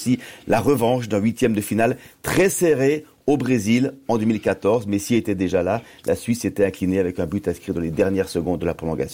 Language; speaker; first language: French; native; French